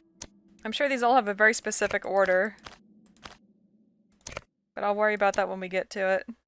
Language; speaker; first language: English; native; English